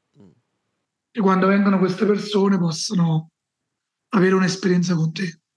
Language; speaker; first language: Italian; native; Italian